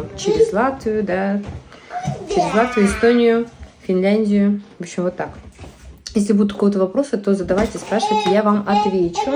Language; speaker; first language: Russian; native; Russian